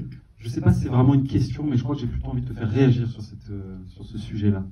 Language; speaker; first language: French; native; French